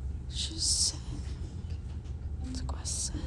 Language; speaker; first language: French; non-native, learner; Ukrainian